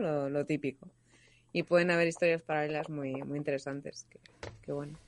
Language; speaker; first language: Spanish; native; Spanish